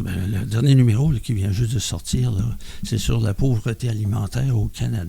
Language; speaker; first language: French; native; French